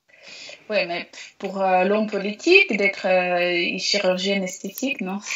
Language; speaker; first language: French; non-native, learner; Russian